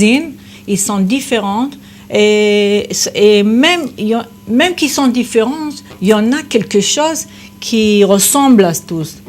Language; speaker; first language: French; non-native, fluent; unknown